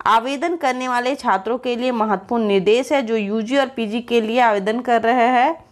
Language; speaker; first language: Hindi; native; Hindi